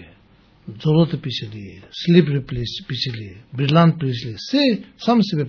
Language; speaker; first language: Russian; non-native, learner; Tibetan